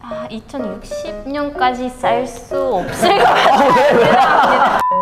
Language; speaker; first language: Korean; non-native, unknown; Russian